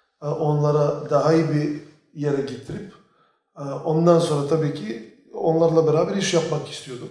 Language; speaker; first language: Turkish; non-native, fluent; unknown